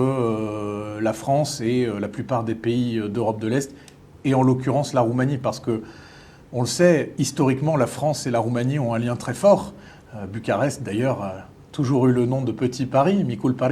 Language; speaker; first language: French; native; French